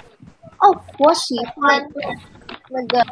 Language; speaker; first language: Chinese; non-native, learner; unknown